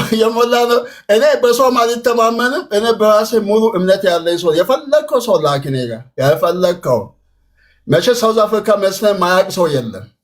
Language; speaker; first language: Amharic; non-native, local second language; Wolaytta